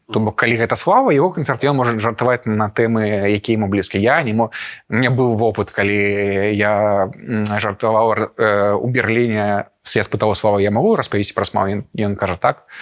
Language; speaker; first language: Belarusian; non-native, local second language; Russian